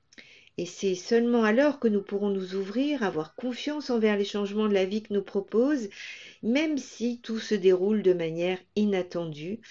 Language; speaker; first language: French; native; French